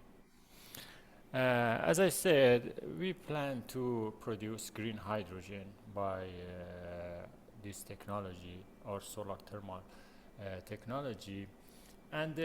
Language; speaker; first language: English; non-native, fluent; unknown